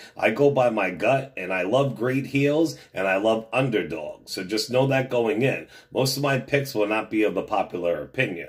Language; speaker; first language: English; native; English